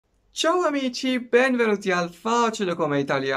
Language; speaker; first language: Italian; non-native, fluent; Persian